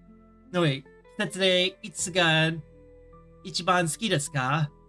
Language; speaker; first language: Japanese; non-native, learner; English